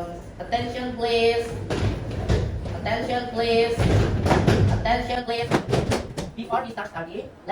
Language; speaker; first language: English; non-native, learner; Indonesian